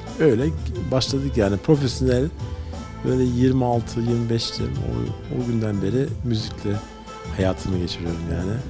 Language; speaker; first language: Turkish; early bilingual, heritage; Turkish